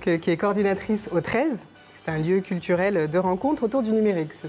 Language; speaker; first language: French; native; French